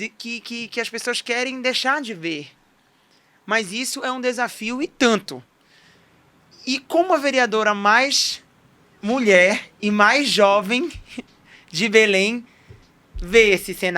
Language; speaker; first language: Portuguese; native; Portuguese